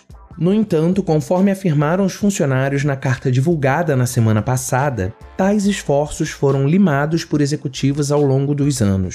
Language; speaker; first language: Portuguese; native; Portuguese